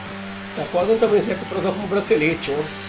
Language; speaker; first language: Portuguese; native; Portuguese